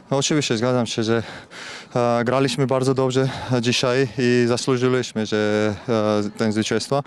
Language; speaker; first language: Polish; non-native, fluent; Georgian